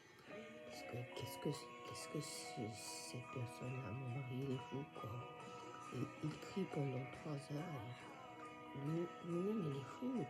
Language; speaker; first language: French; non-native, fluent; Japanese